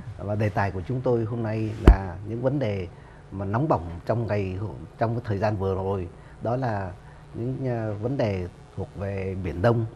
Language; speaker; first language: Vietnamese; native; Vietnamese